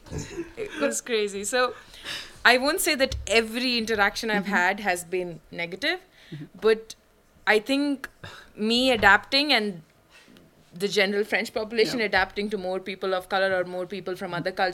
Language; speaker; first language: English; non-native, local second language; Malayalam